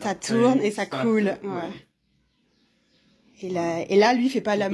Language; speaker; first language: French; native; French